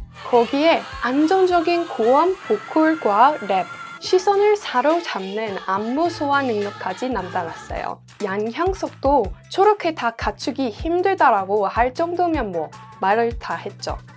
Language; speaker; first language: Korean; native; Korean